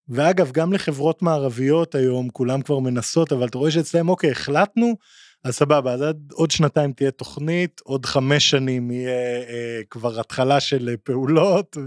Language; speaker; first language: Hebrew; native; Hebrew